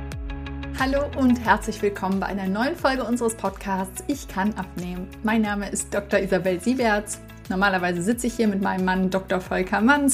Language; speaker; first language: German; native; German